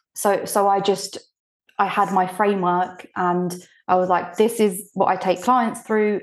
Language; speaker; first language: English; early bilingual, other home language; Bulgarian